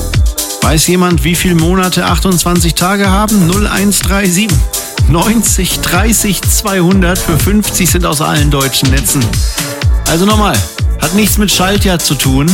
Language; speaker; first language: German; native; German